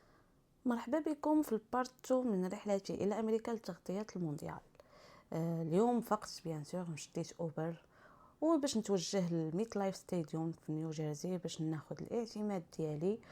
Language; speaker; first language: Arabic; native; Arabic